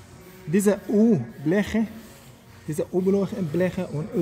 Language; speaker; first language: German; non-native, learner; Persian